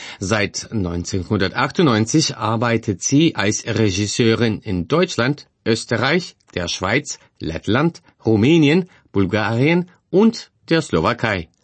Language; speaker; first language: German; non-native, fluent; Bulgarian